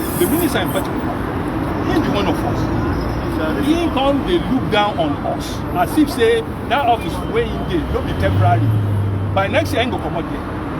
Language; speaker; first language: Nigerian Pidgin; non-native, local second language; Yoruba